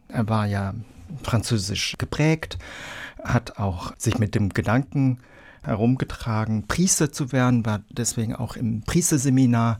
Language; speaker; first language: German; early bilingual, other home language; Vietnamese